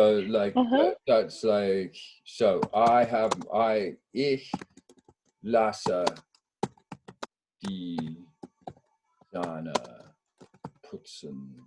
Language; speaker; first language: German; non-native, fluent; English